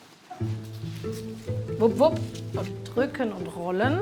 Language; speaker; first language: German; native; German